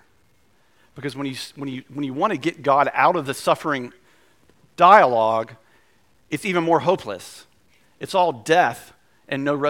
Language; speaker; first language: English; native; English